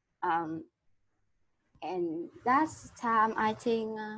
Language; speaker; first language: English; non-native, learner; Vietnamese